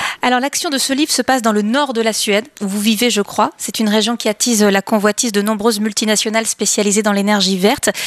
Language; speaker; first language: French; native; French